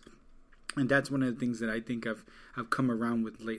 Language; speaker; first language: English; native; English